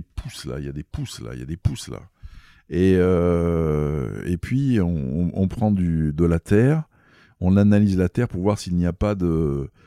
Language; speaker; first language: French; native; French